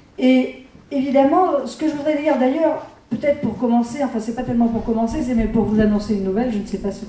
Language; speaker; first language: French; native; French